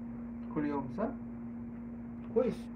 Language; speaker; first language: Arabic; non-native, learner; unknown